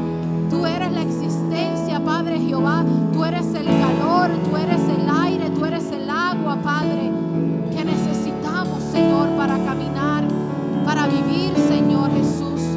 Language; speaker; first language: Spanish; native; Spanish